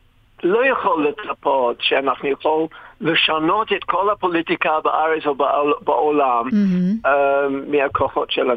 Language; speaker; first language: Hebrew; non-native, fluent; English